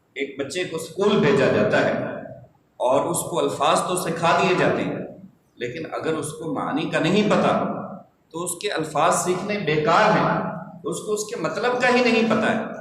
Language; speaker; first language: Urdu; non-native, local second language; Punjabi